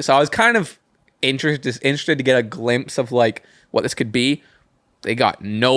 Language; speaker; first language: English; native; English